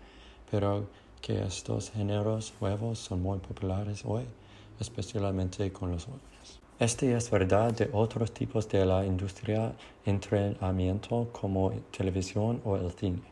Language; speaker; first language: Spanish; non-native, learner; English